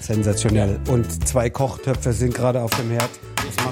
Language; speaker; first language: German; native; German